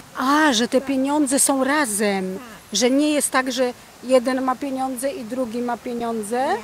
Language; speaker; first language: Polish; native; Polish